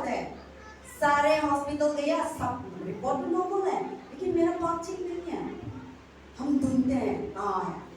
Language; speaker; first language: Hindi; non-native, local second language; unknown